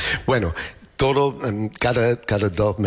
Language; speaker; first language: Spanish; non-native, learner; English